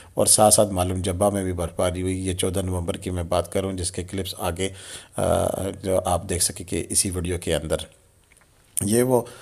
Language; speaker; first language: Urdu; non-native, local second language; Pahari-Potwari